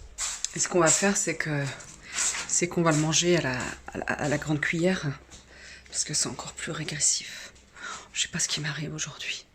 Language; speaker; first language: French; native; French